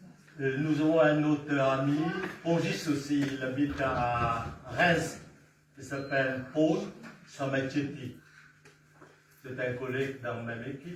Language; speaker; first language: French; non-native, fluent; Vietnamese